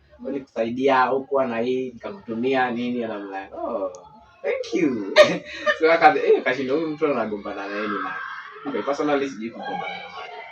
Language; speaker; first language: Swahili; native; Swahili